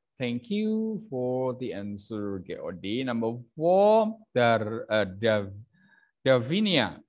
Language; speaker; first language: English; non-native, fluent; Indonesian